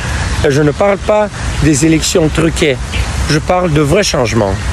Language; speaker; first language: French; non-native, fluent; Russian